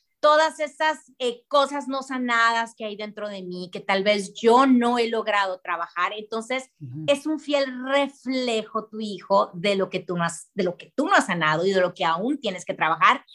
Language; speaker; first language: Spanish; native; Spanish